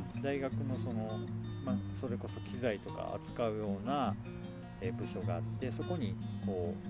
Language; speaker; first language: Japanese; native; Japanese